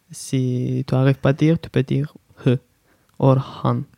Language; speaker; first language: French; non-native, learner; Azerbaijani